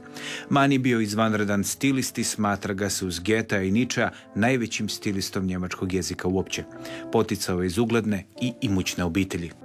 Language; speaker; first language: Serbian; native; Serbian